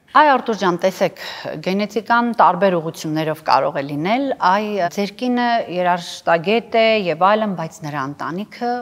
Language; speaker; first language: Armenian; native; Armenian